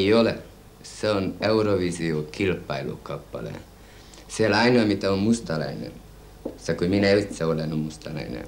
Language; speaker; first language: Finnish; non-native, learner; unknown